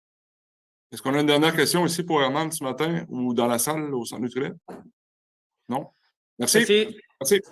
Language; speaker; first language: French; native; French